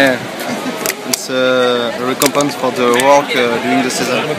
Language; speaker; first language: English; non-native, learner; French